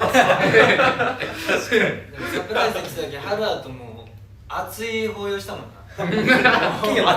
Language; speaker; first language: Japanese; native; Japanese